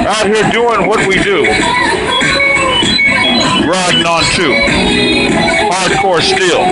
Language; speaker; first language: English; native; English